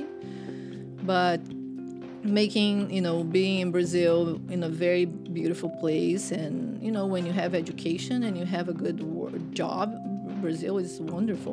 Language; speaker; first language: English; non-native, fluent; Portuguese